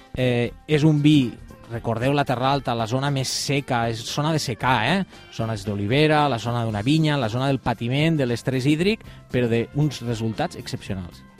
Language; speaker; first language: Catalan; native; Catalan